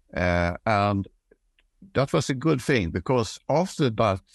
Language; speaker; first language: English; non-native, fluent; Swedish